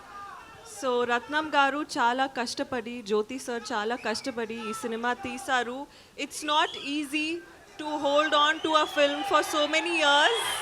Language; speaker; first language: Telugu; non-native, learner; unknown